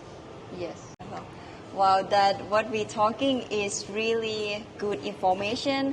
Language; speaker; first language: English; non-native, learner; Thai